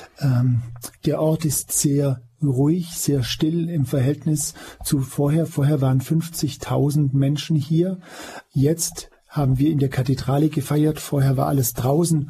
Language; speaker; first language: German; native; German